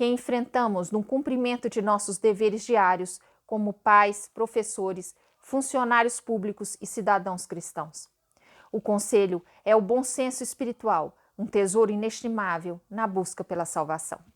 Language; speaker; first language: Portuguese; native; Portuguese